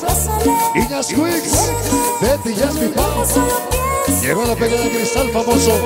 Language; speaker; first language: Spanish; native; Spanish